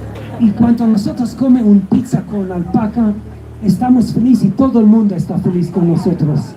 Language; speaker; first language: Spanish; non-native, learner; Hebrew